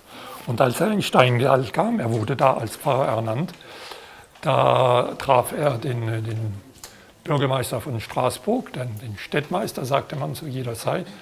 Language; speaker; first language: German; non-native, fluent; French